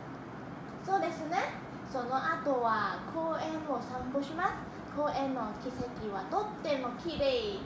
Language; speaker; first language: Japanese; non-native, learner; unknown